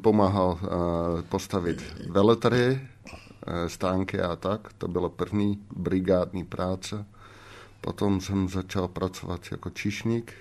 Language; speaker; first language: Czech; non-native, fluent; Dutch